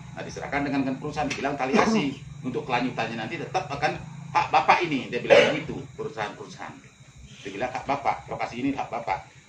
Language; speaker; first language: Indonesian; non-native, local second language; Balinese